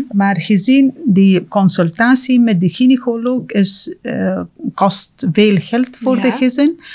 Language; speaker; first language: Dutch; non-native, fluent; Persian